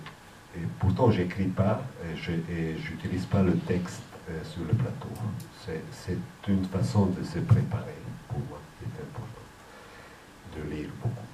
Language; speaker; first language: French; non-native, fluent; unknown